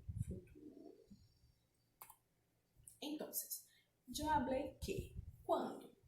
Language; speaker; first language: Spanish; non-native, fluent; Portuguese